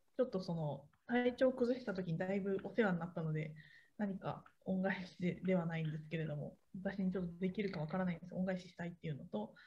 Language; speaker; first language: Japanese; native; Japanese